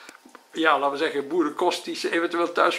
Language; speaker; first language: Dutch; native; Dutch